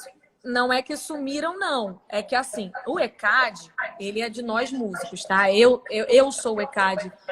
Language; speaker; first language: Portuguese; native; Portuguese